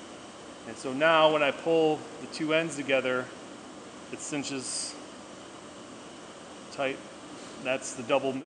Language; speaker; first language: English; native; English